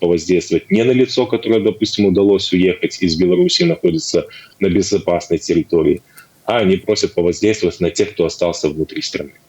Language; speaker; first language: Russian; native; Russian